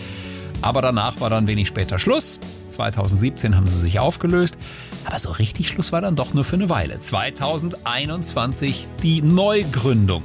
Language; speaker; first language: German; native; German